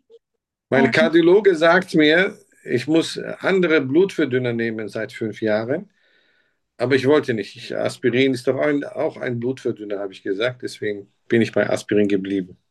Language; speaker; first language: German; native; German